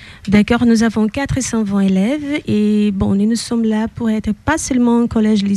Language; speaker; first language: French; non-native, fluent; Portuguese